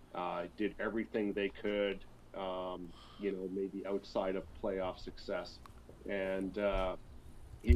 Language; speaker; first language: English; native; English